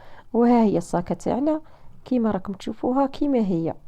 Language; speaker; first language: Arabic; native; Arabic